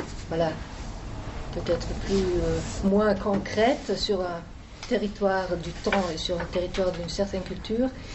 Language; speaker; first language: French; non-native, fluent; German